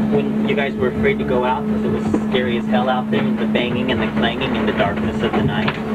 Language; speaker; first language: English; native; English